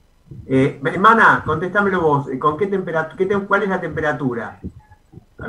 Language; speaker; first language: Spanish; native; Spanish